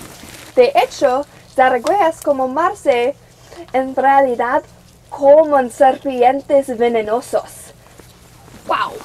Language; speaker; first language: Spanish; non-native, learner; English